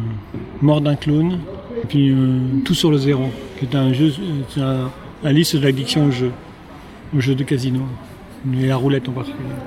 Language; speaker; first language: French; native; French